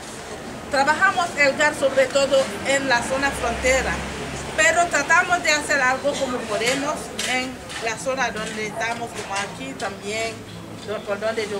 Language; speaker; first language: Spanish; non-native, fluent; Haitian Creole